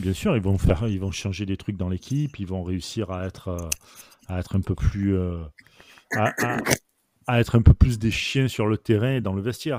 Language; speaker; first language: French; native; French